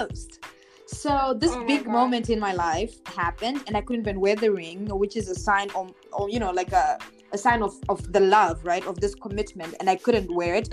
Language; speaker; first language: English; non-native, local second language; Shona